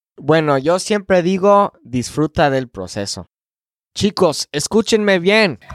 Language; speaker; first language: Spanish; non-native, fluent; English